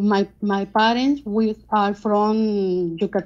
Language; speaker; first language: English; non-native, learner; Spanish